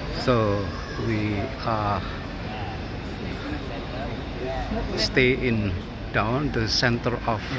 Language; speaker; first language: English; non-native, learner; Indonesian